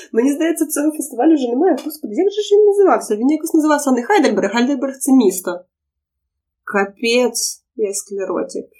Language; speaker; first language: Ukrainian; non-native, local second language; Russian